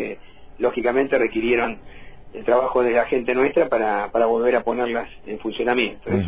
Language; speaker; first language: Spanish; native; Spanish